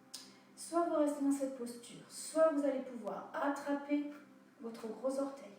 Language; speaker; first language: French; native; French